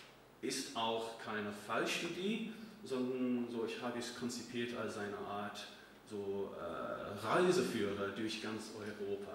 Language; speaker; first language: German; non-native, fluent; English